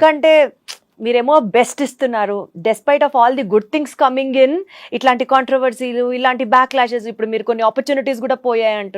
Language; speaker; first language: Telugu; native; Telugu